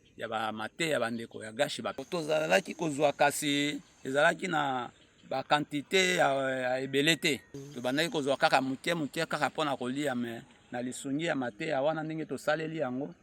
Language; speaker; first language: Lingala; native; Lingala